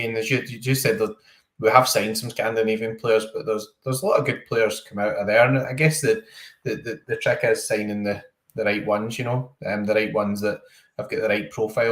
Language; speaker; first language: English; native; English